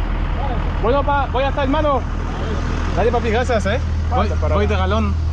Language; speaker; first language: Spanish; non-native, fluent; French